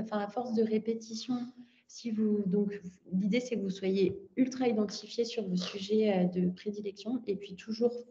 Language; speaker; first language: French; native; French